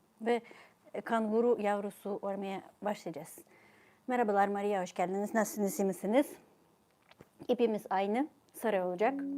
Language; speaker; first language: Turkish; non-native, fluent; Ukrainian